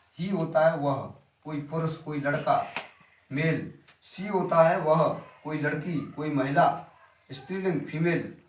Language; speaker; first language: Hindi; native; Hindi